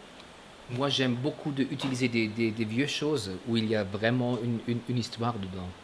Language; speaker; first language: French; non-native, fluent; German